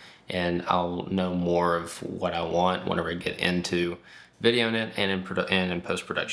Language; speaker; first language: English; native; English